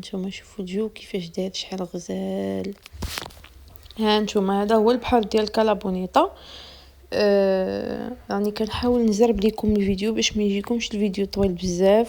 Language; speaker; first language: Arabic; native; Arabic